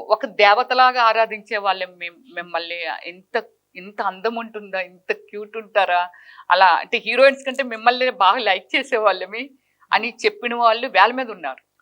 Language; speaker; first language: Telugu; native; Telugu